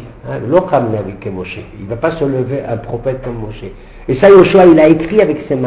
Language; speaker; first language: French; native; French